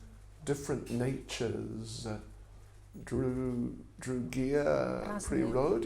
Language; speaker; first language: Russian; non-native, learner; English